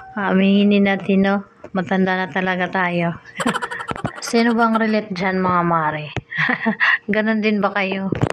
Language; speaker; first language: Filipino; non-native, local second language; Cebuano